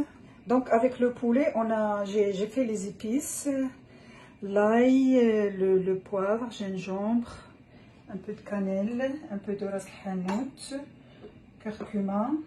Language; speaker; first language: French; non-native, local second language; Arabic